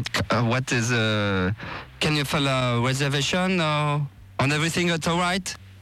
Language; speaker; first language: English; non-native, learner; French